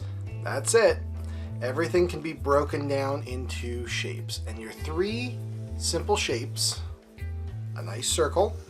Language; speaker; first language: English; native; English